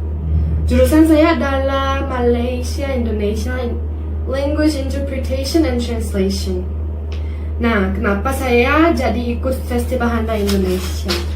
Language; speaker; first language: Indonesian; non-native, fluent; Korean